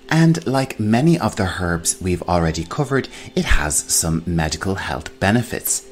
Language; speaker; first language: English; native; English